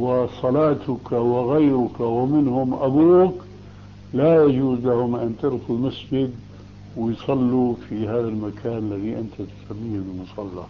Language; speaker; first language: Arabic; early bilingual, other home language; Albanian